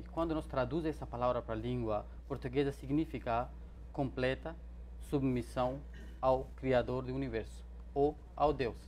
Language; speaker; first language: Portuguese; non-native, fluent; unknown